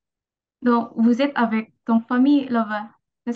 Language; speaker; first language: French; non-native, learner; Indonesian